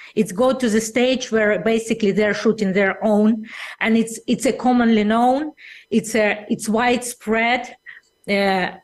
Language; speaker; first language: English; non-native, fluent; Russian